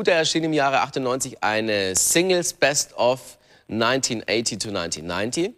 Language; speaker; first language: German; native; German